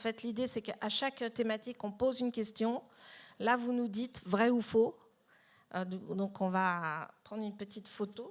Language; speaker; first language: French; native; French